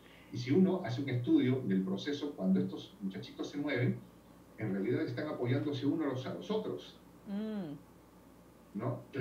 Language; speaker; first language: Spanish; native; Spanish